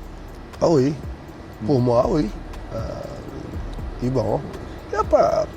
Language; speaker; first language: French; non-native, learner; Portuguese